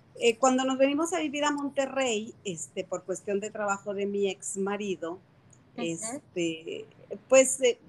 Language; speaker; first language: Spanish; native; Spanish